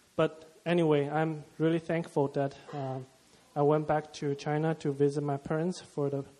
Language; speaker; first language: English; non-native, fluent; Chinese